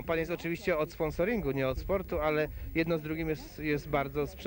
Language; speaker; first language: Polish; native; Polish